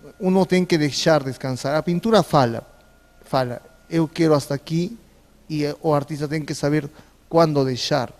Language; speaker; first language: Portuguese; non-native, fluent; Spanish